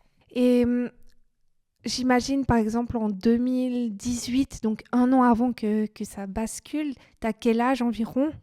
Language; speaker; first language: French; native; French